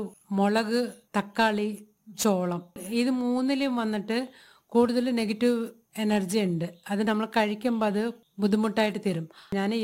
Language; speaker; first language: Malayalam; non-native, local second language; Tamil